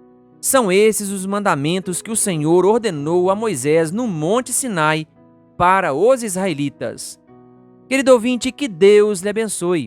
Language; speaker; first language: Portuguese; native; Portuguese